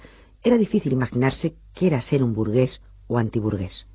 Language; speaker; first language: Spanish; native; Spanish